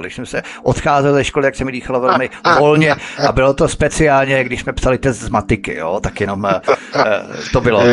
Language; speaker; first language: Czech; native; Czech